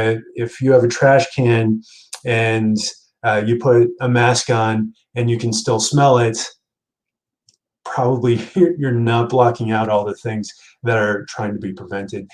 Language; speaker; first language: English; native; English